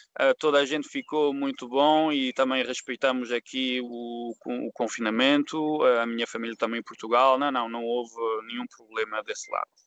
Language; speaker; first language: Portuguese; early bilingual, heritage; Portuguese